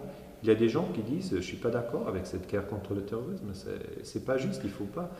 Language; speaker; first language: French; non-native, local second language; German